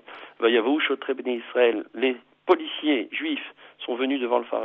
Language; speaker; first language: French; native; French